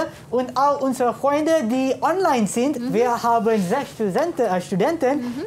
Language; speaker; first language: German; non-native, learner; Malay